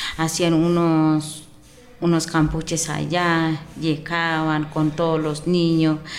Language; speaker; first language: Spanish; non-native, local second language; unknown